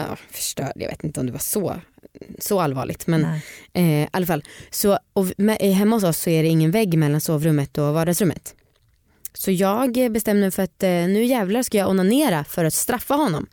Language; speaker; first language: Swedish; native; Swedish